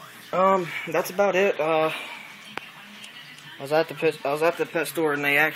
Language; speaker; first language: English; native; English